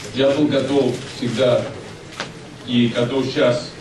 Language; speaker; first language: Russian; non-native, local second language; Georgian